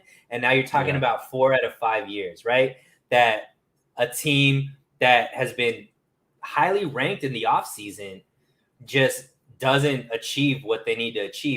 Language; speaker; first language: English; native; English